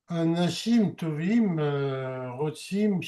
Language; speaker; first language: Hebrew; non-native, learner; French